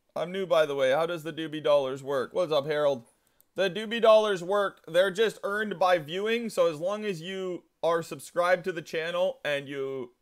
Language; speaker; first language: English; native; English